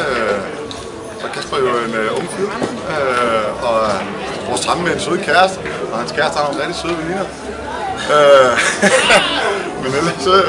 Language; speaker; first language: Danish; native; Danish